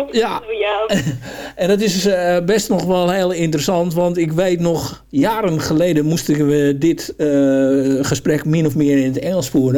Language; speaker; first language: Dutch; native; Dutch